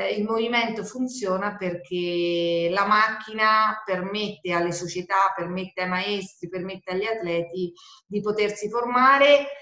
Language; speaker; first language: Italian; native; Italian